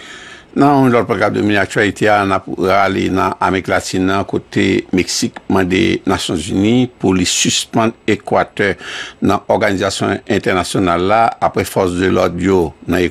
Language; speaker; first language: French; early bilingual, heritage; Haitian Creole